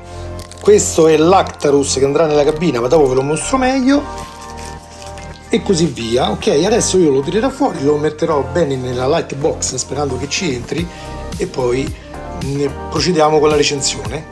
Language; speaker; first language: Italian; native; Italian